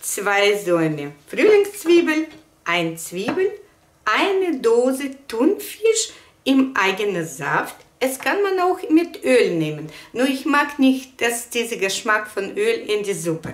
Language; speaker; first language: German; non-native, fluent; Russian